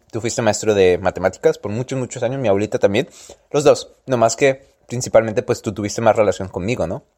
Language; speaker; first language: Spanish; early bilingual, heritage; Spanish